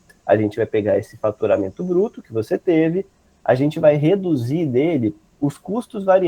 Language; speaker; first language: Portuguese; native; Portuguese